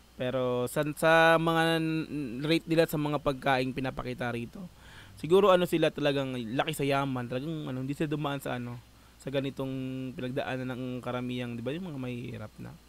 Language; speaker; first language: Filipino; native; Filipino